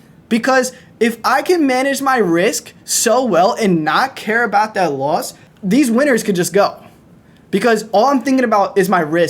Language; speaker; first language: English; native; English